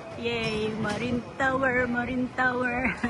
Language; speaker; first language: English; non-native, local second language; Filipino